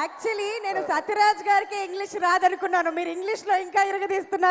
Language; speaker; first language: Telugu; native; Telugu